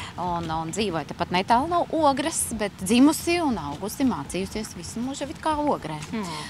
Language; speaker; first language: Latvian; native; Latvian